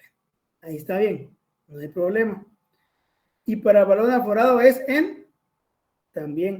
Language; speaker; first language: Spanish; native; Spanish